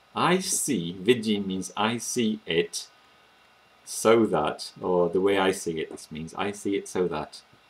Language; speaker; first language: English; native; English